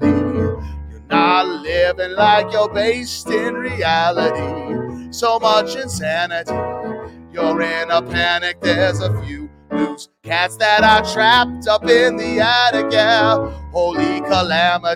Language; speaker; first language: English; native; English